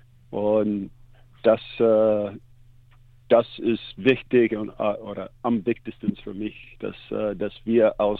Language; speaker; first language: German; non-native, learner; English